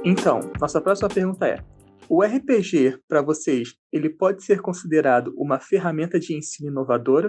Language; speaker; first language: Portuguese; native; Portuguese